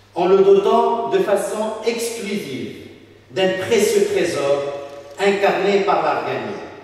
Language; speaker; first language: French; non-native, local second language; Arabic